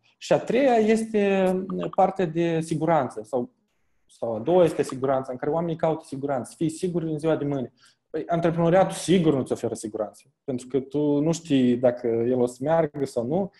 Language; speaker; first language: Romanian; native; Romanian